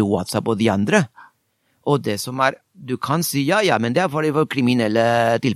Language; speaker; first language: Norwegian; non-native, fluent; Spanish